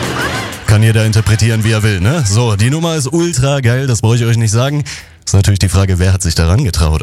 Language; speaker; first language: German; native; German